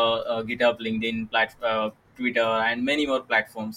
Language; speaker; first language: English; non-native, local second language; Marathi